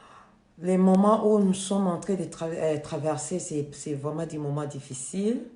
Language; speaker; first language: French; non-native, fluent; Lingala